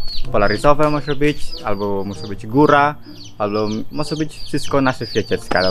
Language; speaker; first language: Polish; non-native, learner; Indonesian